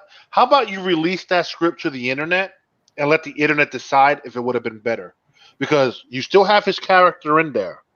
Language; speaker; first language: English; native; English